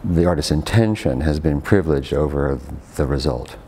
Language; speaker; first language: English; native; English